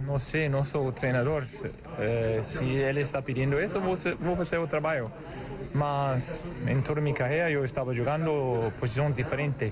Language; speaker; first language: Portuguese; non-native, fluent; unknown